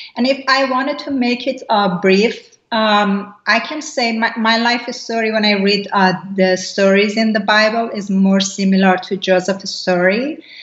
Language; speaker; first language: English; non-native, fluent; Persian